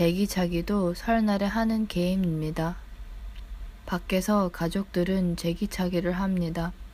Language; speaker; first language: Korean; non-native, learner; English